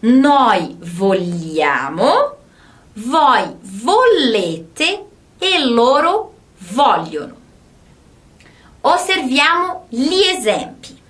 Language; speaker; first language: Italian; non-native, fluent; Portuguese